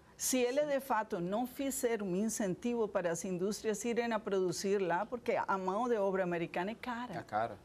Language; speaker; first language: Portuguese; non-native, fluent; Spanish